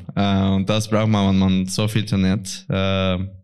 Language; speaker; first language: German; non-native, fluent; Norwegian